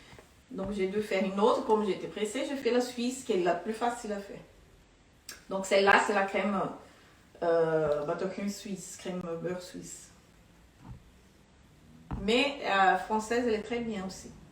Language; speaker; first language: French; non-native, fluent; Portuguese